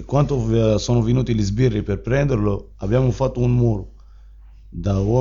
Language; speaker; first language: Italian; non-native, learner; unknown